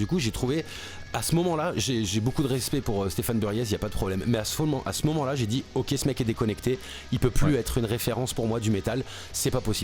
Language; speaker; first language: French; native; French